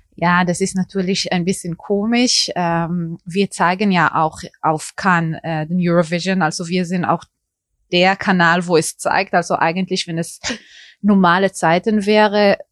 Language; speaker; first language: German; early bilingual, heritage; German